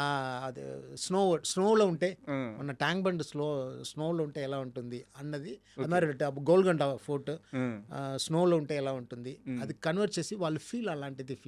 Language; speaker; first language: Telugu; non-native, fluent; Tamil